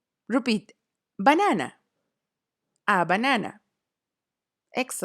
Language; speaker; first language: English; non-native, fluent; Spanish